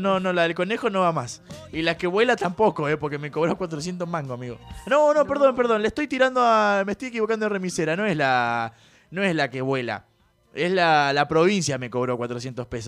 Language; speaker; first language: Spanish; native; Spanish